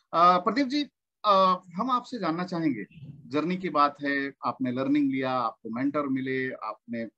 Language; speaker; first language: Hindi; native; Hindi